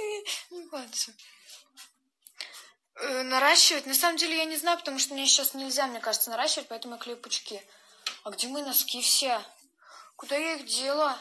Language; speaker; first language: Russian; native; Russian